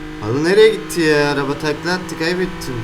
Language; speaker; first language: Turkish; native; Turkish